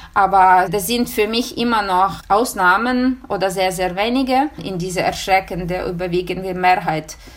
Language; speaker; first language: German; non-native, fluent; Ukrainian